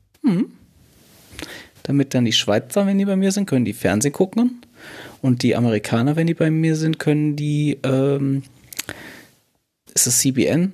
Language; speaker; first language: German; native; German